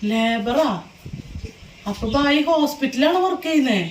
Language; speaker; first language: Malayalam; native; Malayalam